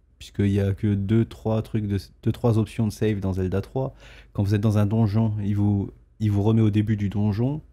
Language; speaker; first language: French; native; French